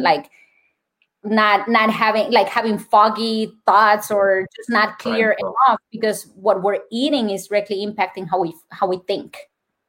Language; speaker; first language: English; non-native, fluent; Spanish